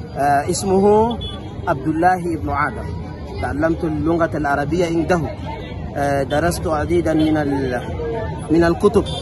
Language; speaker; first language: Arabic; non-native, fluent; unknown